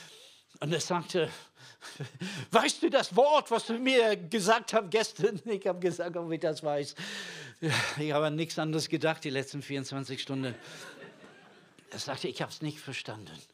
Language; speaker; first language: German; non-native, fluent; English